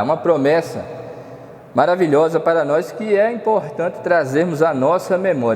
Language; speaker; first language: Portuguese; native; Portuguese